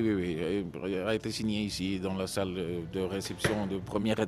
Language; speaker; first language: French; non-native, fluent; Romanian